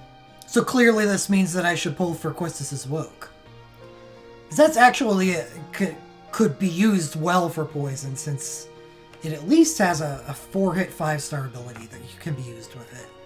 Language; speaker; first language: English; native; English